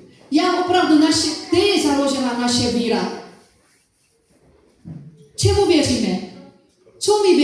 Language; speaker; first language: Czech; non-native, fluent; Korean